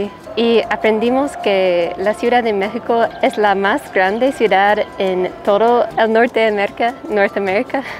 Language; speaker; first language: Spanish; non-native, learner; English